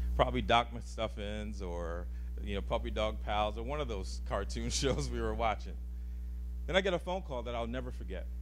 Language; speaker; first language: English; native; English